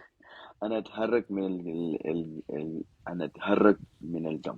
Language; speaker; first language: Arabic; non-native, learner; Spanish